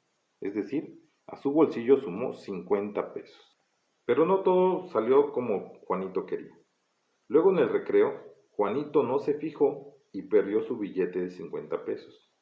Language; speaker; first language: Spanish; native; Spanish